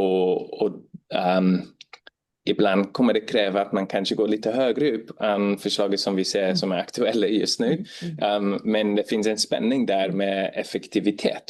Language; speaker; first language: Swedish; non-native, fluent; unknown